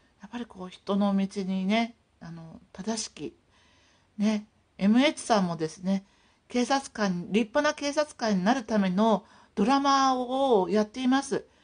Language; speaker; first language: Japanese; native; Japanese